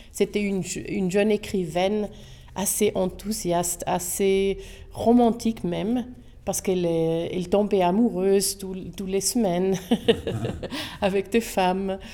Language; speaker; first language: French; non-native, local second language; German